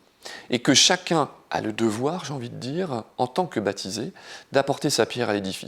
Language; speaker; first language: French; native; French